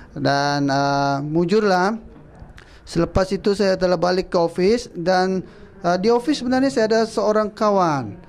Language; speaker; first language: Malay; native; Malay